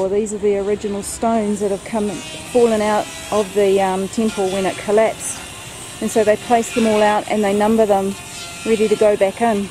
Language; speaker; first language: English; native; English